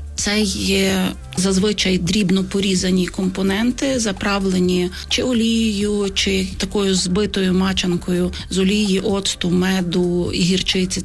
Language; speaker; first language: Ukrainian; native; Ukrainian